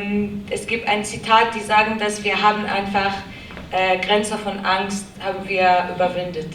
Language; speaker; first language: German; non-native, learner; Kurdish